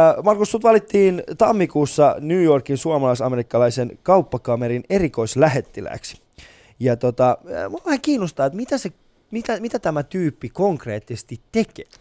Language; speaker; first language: Finnish; non-native, fluent; Persian